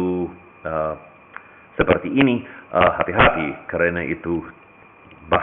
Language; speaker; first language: Indonesian; non-native, learner; English